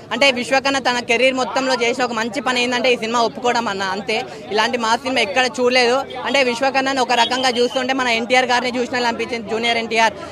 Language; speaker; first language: Telugu; native; Telugu